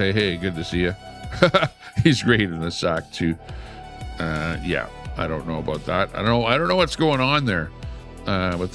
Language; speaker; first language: English; native; English